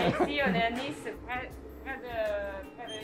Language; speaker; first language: French; non-native, learner; English